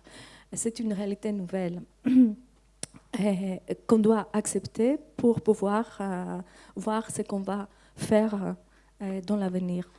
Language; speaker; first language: French; non-native, fluent; Greek